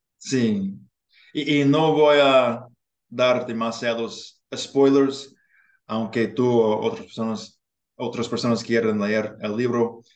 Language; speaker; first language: Spanish; non-native, learner; English